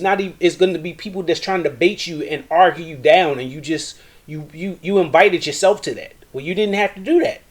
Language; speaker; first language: English; native; English